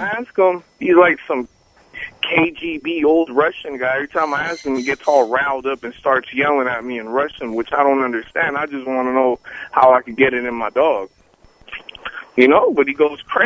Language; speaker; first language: English; native; English